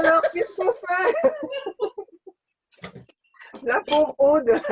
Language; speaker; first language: French; native; French